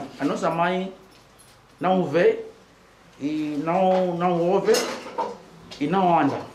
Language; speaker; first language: Portuguese; native; Portuguese